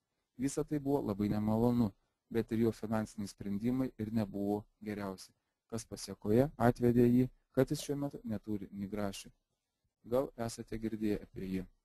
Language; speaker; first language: Lithuanian; native; Lithuanian